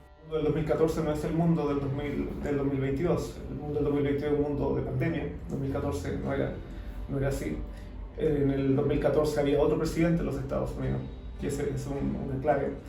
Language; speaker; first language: Spanish; native; Spanish